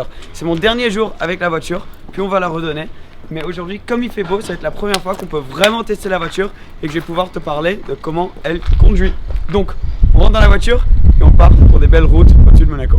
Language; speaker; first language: French; native; French